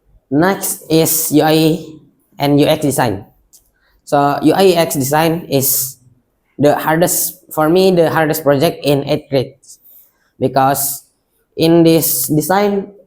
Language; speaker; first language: English; non-native, local second language; Indonesian